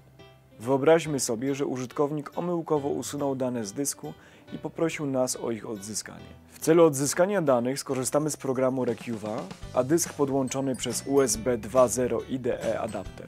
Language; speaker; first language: Polish; native; Polish